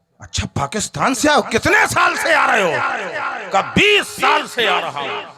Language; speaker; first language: Urdu; native; Urdu